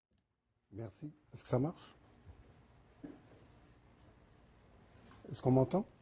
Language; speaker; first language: French; native; French